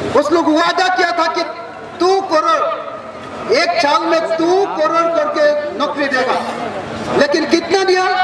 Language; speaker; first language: Hindi; non-native, local second language; Assamese